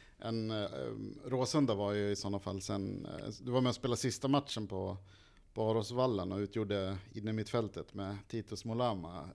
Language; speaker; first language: Swedish; native; Swedish